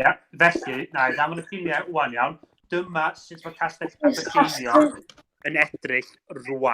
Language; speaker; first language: Welsh; native; Welsh